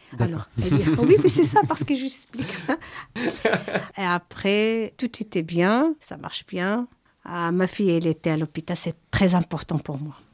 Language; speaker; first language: French; non-native, learner; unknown